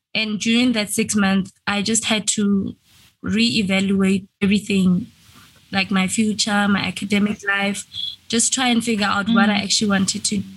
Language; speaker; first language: English; non-native, local second language; Venda